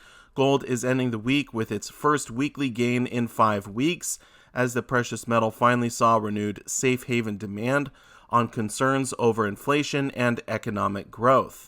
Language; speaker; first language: English; native; English